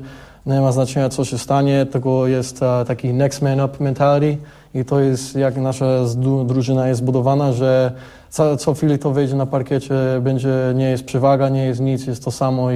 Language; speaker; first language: Polish; early bilingual, heritage; Polish